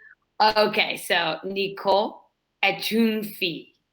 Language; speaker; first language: French; non-native, learner; English